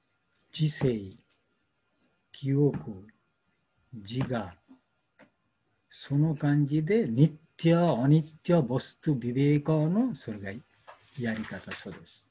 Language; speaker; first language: Japanese; non-native, learner; Bangla